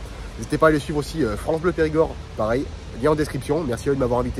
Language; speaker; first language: French; native; French